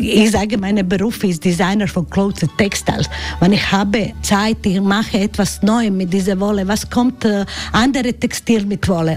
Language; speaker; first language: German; non-native, learner; Croatian